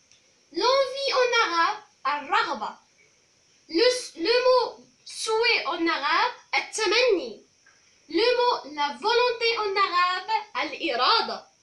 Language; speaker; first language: French; non-native, local second language; Arabic